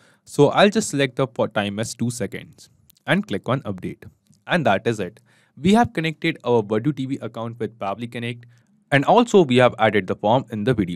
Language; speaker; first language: English; non-native, local second language; Hindi